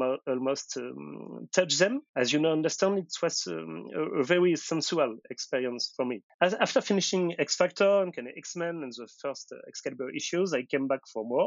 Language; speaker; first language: English; non-native, fluent; French